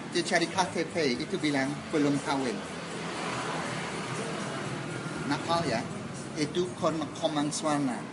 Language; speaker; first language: Indonesian; non-native, learner; English